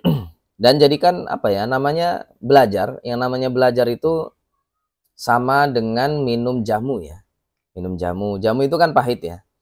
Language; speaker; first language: Indonesian; native; Indonesian